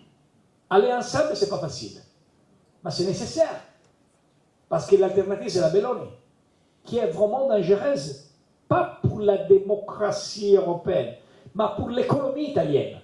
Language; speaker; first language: French; non-native, learner; Italian